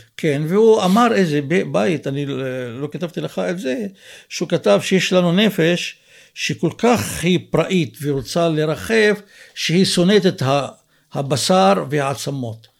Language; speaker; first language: Hebrew; non-native, local second language; Arabic